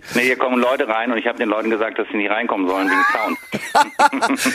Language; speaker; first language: German; native; German